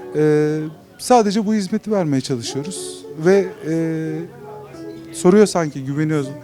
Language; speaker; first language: Turkish; native; Turkish